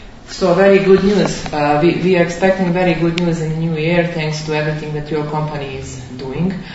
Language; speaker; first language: English; non-native, fluent; Serbian